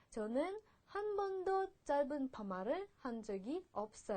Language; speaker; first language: Korean; non-native, fluent; Russian